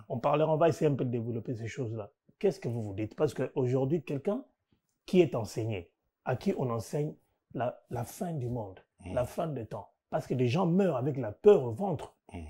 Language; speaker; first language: French; non-native, local second language; Lingala